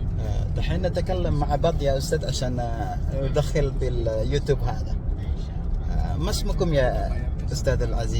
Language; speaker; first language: Arabic; non-native, learner; Indonesian